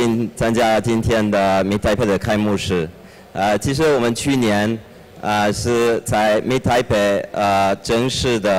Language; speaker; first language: Chinese; non-native, fluent; French